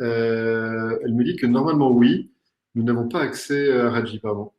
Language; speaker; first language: French; native; French